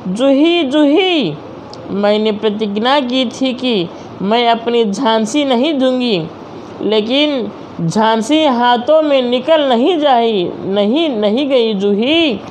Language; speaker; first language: Hindi; non-native, local second language; Telugu